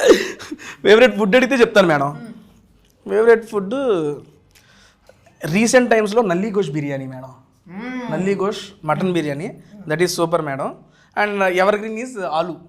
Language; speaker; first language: Telugu; native; Telugu